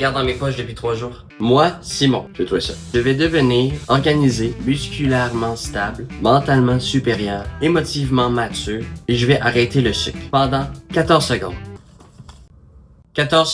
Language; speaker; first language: French; native; French